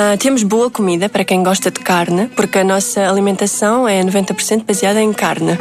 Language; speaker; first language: Portuguese; early bilingual, other home language; Uzbek